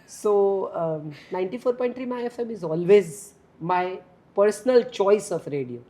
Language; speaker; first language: English; non-native, local second language; Gujarati